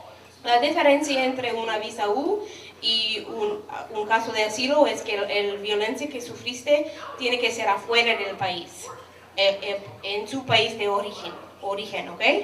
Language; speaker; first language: Spanish; non-native, fluent; English